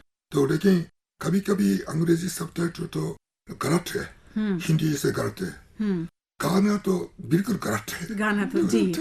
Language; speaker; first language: Hindi; non-native, fluent; Japanese